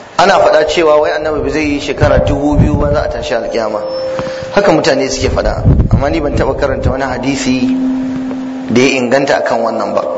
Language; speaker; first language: Hausa; native; Hausa